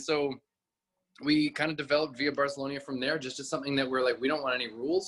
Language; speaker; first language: English; native; English